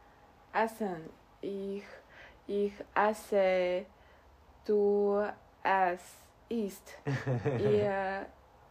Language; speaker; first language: German; non-native, learner; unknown